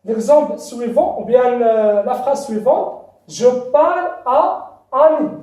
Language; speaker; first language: French; non-native, local second language; Arabic